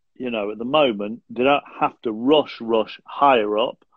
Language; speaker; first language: English; native; English